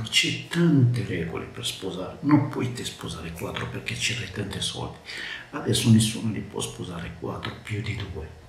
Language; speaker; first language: Italian; non-native, learner; Arabic